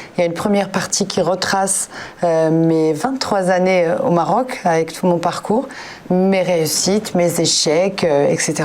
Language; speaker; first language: French; non-native, local second language; Arabic